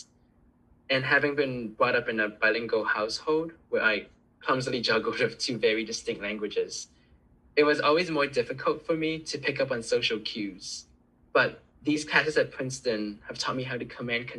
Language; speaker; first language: English; early bilingual, other home language; Cantonese